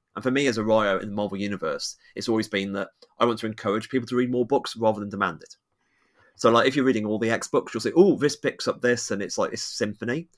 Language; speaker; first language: English; native; English